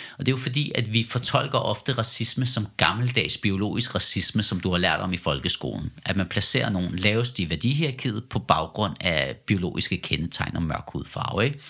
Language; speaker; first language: Danish; early bilingual, other home language; Persian